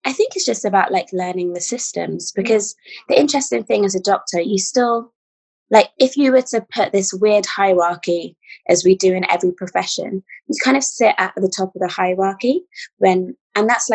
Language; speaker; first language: English; native; English